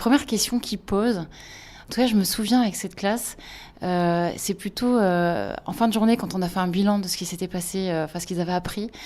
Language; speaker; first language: French; native; French